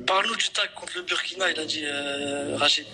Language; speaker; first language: French; native; French